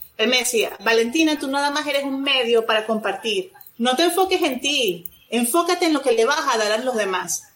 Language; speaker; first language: Spanish; native; Spanish